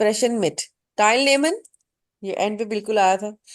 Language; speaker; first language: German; non-native, fluent; Urdu